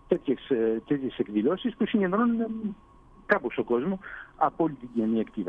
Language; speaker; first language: Greek; early bilingual, heritage; Greek